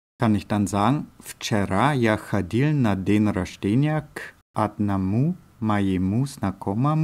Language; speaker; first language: Russian; non-native, learner; German